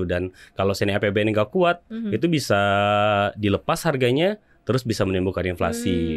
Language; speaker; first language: Indonesian; native; Indonesian